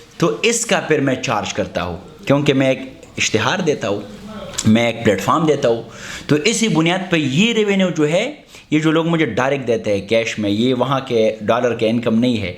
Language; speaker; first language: Urdu; non-native, local second language; Pashto